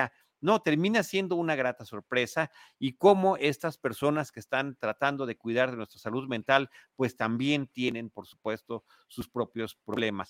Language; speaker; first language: Spanish; native; Spanish